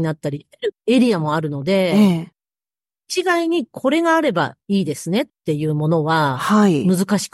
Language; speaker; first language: Japanese; native; Japanese